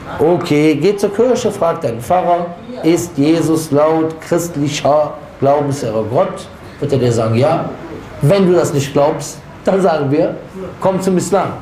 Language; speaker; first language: German; native; German